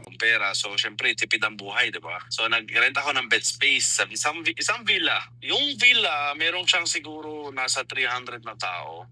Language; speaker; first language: Filipino; non-native, fluent; Arabic